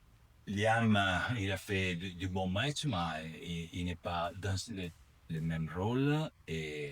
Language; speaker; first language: French; non-native, learner; Italian